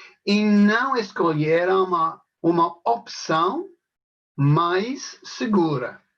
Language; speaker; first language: Portuguese; non-native, fluent; English